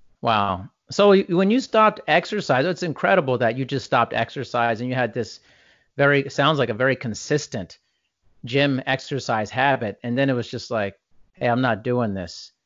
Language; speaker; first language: English; native; English